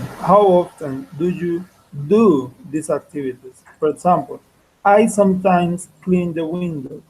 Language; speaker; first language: English; non-native, fluent; Spanish